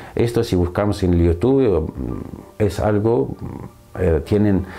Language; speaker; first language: Spanish; non-native, fluent; Arabic